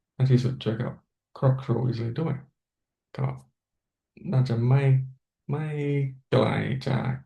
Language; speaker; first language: Thai; non-native, learner; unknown